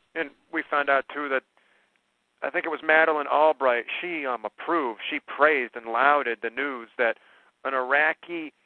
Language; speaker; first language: English; native; English